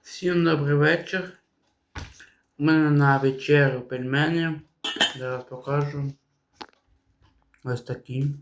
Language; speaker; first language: Ukrainian; non-native, local second language; Russian